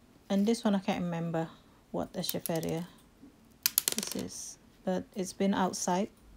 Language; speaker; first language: English; non-native, fluent; Indonesian